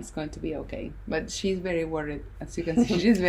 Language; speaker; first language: English; non-native, fluent; Spanish